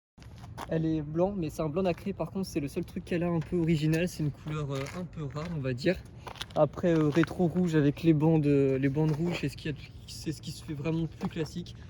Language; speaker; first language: French; native; French